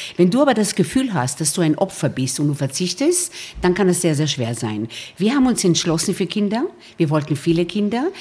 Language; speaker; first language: German; early bilingual, other home language; Romanian